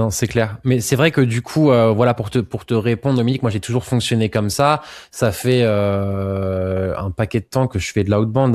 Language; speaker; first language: French; native; French